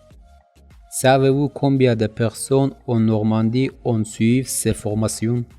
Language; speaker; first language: French; non-native, learner; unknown